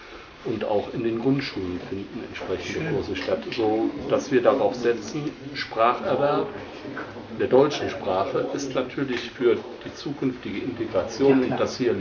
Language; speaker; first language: German; native; German